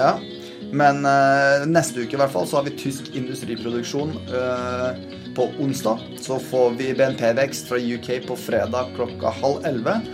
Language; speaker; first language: Norwegian; native; Norwegian